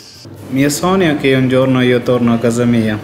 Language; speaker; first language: Italian; non-native, learner; Punjabi